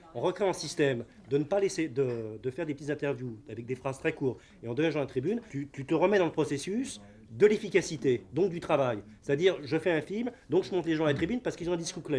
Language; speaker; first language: French; native; French